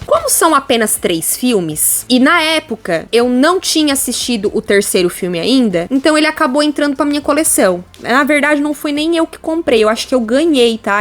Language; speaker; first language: Portuguese; native; Portuguese